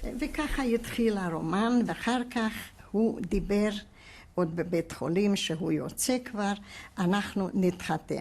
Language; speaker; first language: Hebrew; non-native, fluent; Hungarian